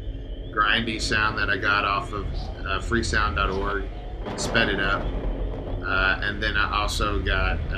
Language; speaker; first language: English; native; English